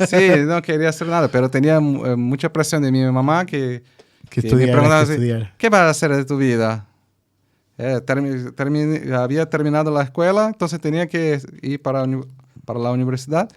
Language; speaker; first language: Spanish; non-native, fluent; Portuguese